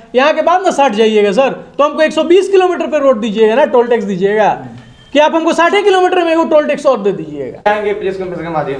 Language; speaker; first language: Hindi; native; Hindi